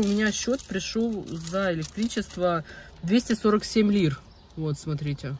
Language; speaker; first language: Russian; native; Russian